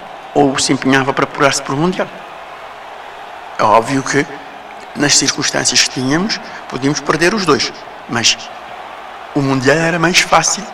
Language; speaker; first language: Portuguese; non-native, local second language; Kabuverdianu